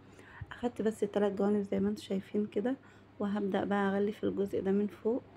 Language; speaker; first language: Arabic; native; Arabic